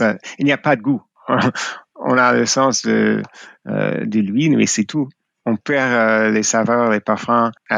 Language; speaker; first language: French; non-native, fluent; English